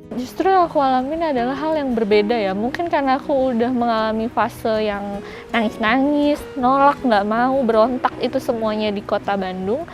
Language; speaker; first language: Indonesian; native; Indonesian